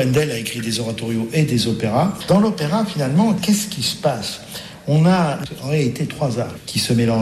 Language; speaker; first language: French; native; French